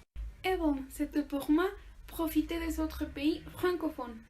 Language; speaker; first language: French; non-native, fluent; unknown